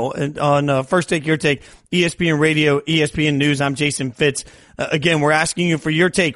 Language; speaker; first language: English; native; English